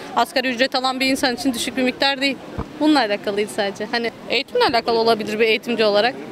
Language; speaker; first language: Turkish; early bilingual, heritage; Turkish